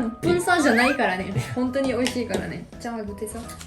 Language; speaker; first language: Japanese; non-native, fluent; French